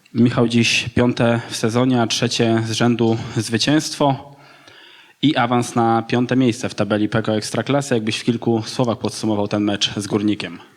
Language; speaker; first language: Polish; native; Polish